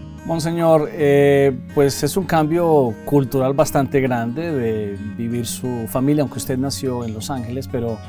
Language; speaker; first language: Spanish; native; Spanish